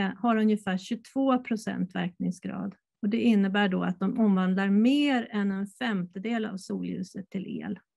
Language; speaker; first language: Swedish; native; Swedish